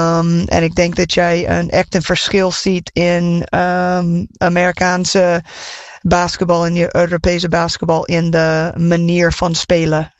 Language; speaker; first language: Dutch; non-native, fluent; English